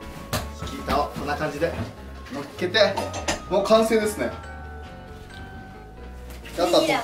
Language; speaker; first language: Japanese; native; Japanese